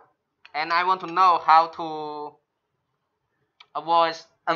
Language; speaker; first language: English; non-native, learner; Chinese